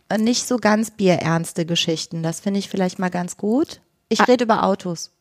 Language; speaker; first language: German; native; German